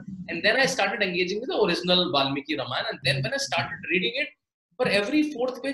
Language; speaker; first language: English; non-native, local second language; Hindi